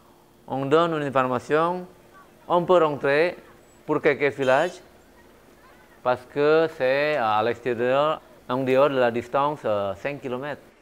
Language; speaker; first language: French; non-native, fluent; Indonesian